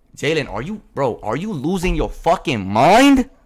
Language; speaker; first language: English; native; English